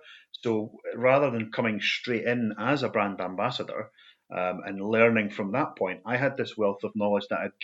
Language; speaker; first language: English; native; English